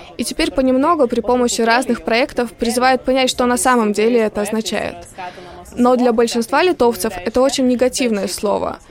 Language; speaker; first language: Russian; non-native, local second language; Lithuanian